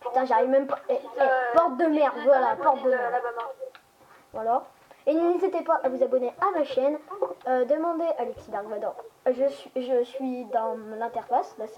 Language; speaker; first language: French; native; French